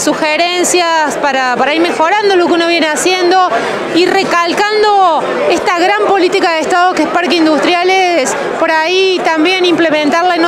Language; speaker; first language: Spanish; native; Spanish